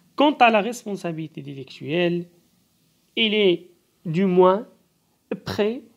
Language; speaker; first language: French; non-native, local second language; Arabic